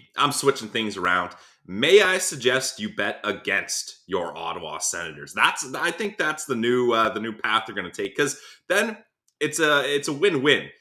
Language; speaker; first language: English; native; English